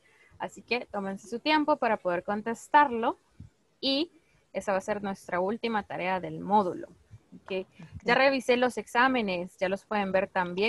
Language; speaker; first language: Spanish; native; Spanish